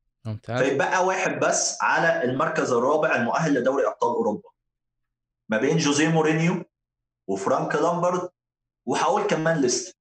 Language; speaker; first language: Arabic; native; Arabic